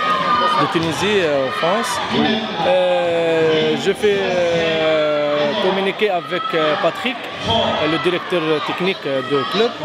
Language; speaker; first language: French; non-native, learner; Arabic